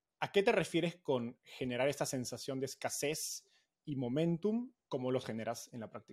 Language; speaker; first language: Spanish; native; Spanish